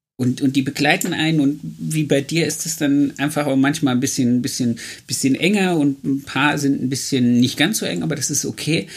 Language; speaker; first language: German; native; German